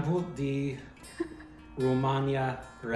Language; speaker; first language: Indonesian; non-native, learner; English